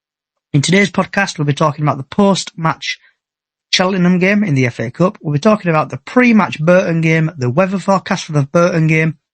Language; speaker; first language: English; native; English